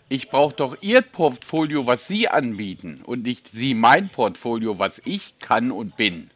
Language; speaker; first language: German; native; German